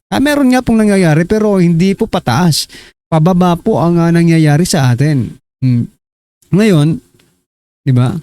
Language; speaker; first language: Filipino; native; Filipino